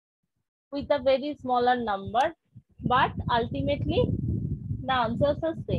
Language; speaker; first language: English; non-native, local second language; Bangla